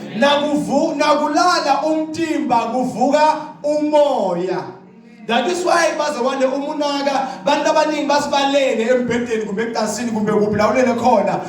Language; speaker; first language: Zulu; non-native, local second language; Swati